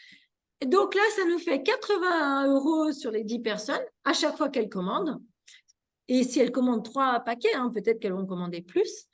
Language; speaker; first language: French; native; French